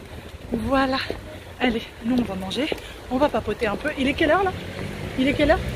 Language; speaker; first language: French; native; French